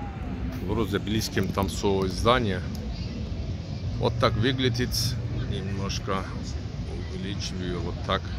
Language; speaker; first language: Russian; non-native, learner; Turkish